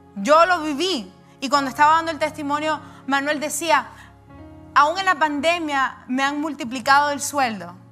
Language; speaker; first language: Spanish; early bilingual, heritage; Spanish